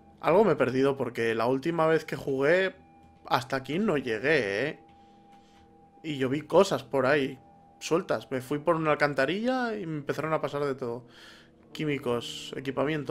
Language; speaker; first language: Spanish; native; Spanish